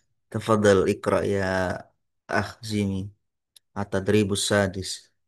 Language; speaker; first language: Arabic; non-native, fluent; Indonesian